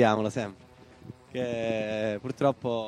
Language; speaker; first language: Italian; native; Italian